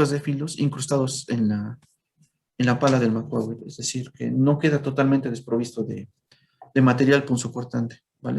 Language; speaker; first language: Spanish; native; Spanish